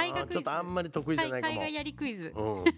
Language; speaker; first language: Japanese; native; Japanese